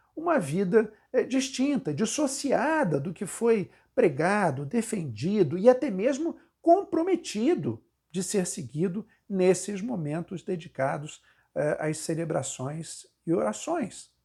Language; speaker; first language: Portuguese; native; Portuguese